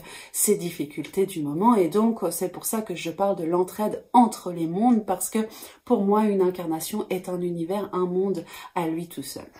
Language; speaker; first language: French; native; French